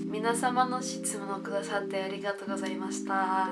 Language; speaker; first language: Japanese; non-native, learner; English